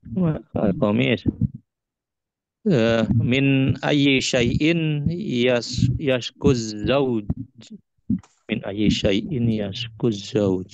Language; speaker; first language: Arabic; non-native, learner; Indonesian